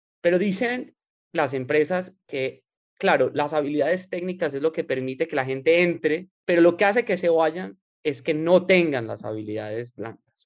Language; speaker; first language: Spanish; native; Spanish